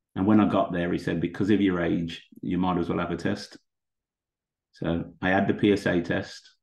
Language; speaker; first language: English; native; English